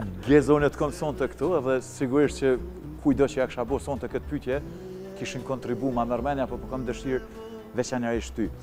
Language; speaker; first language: Albanian; native; Albanian